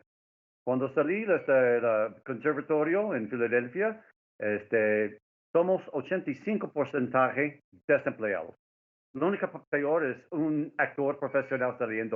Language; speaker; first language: Spanish; non-native, fluent; English